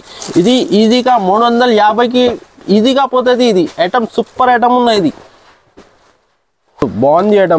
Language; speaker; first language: Telugu; non-native, local second language; Urdu